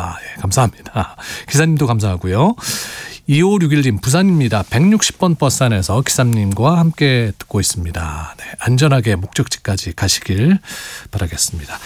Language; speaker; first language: Korean; native; Korean